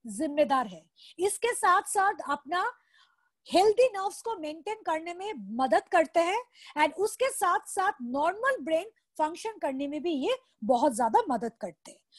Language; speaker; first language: Hindi; non-native, local second language; Bangla